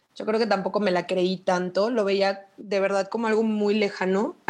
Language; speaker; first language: Spanish; native; Spanish